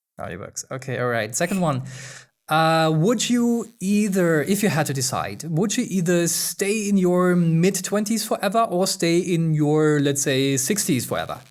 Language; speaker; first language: English; non-native, fluent; German